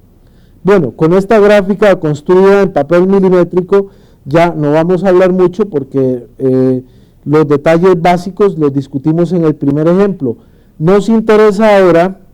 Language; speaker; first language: Spanish; native; Spanish